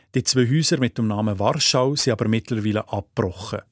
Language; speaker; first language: German; native; German